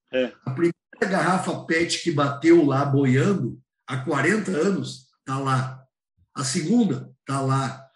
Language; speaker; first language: Portuguese; native; Portuguese